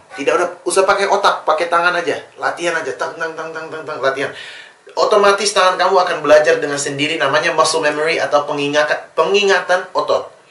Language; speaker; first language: Indonesian; early bilingual, other home language; English